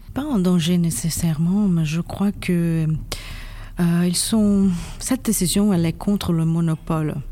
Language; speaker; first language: French; non-native, fluent; Portuguese